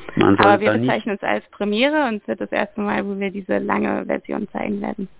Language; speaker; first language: German; native; German